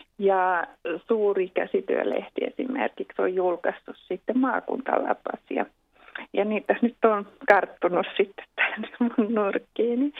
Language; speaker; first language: Finnish; native; Finnish